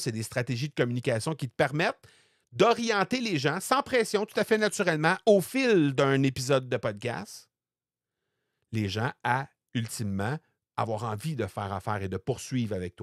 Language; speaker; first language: French; native; French